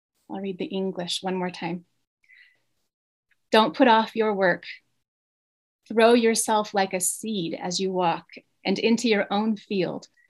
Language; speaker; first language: English; native; English